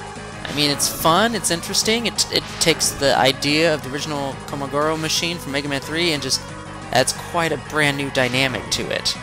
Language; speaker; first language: English; native; English